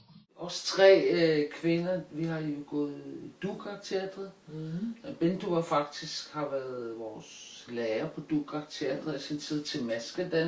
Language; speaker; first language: Danish; non-native, local second language; Kalaallisut